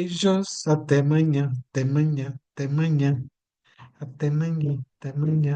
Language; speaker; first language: Portuguese; native; Portuguese